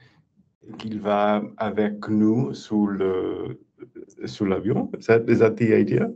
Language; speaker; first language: French; non-native, learner; English